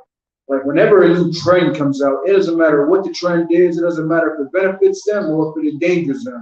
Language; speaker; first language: English; native; English